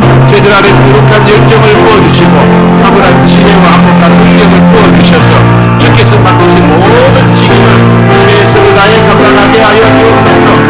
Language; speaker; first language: Korean; native; Korean